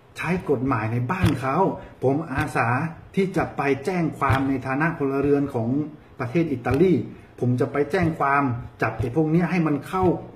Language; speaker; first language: Thai; early bilingual, heritage; Thai